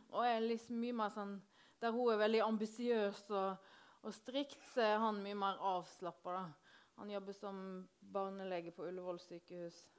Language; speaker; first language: Norwegian; native; Norwegian